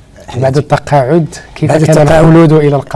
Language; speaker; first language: Arabic; native; Arabic